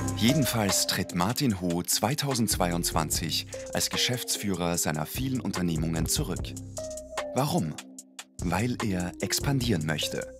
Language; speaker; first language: German; native; German